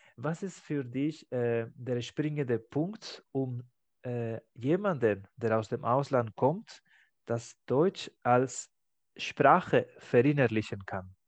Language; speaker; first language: German; non-native, fluent; Spanish